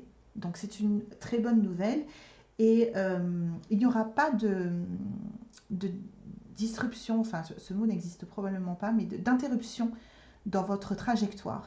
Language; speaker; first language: French; native; French